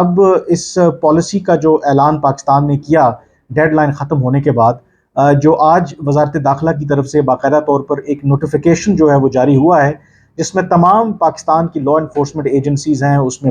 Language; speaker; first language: Urdu; native; Urdu